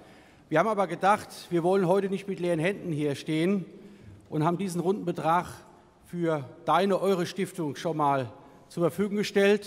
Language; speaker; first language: German; native; German